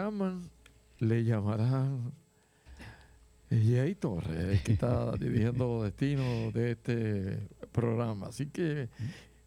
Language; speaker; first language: Spanish; native; Spanish